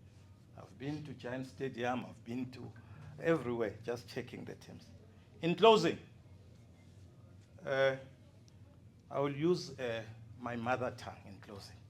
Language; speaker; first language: English; non-native, local second language; Zulu